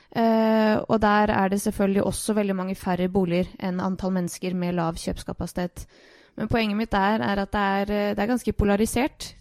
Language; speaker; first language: Norwegian; early bilingual, other home language; Bosnian